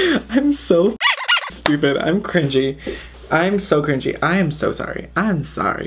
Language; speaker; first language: English; native; English